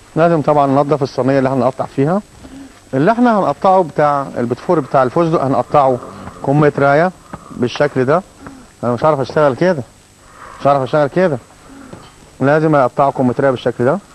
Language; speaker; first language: Arabic; native; Arabic